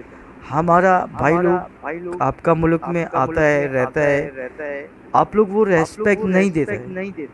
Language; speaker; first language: Hindi; non-native, fluent; Bangla